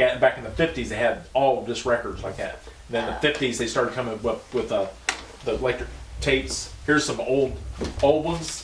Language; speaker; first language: English; native; English